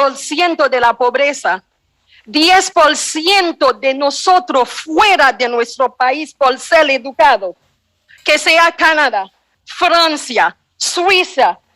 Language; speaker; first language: Spanish; non-native, fluent; Haitian Creole